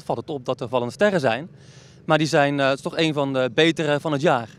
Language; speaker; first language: Dutch; native; Dutch